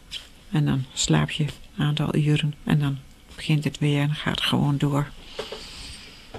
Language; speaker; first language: Dutch; native; Dutch